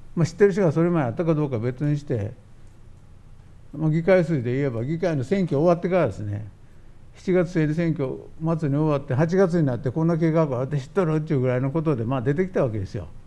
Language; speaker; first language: Japanese; native; Japanese